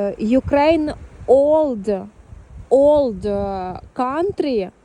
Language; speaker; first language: English; non-native, learner; Ukrainian